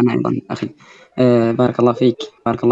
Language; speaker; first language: Arabic; native; Arabic